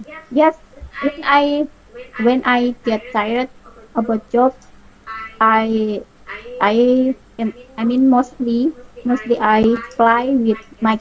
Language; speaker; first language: English; non-native, learner; Indonesian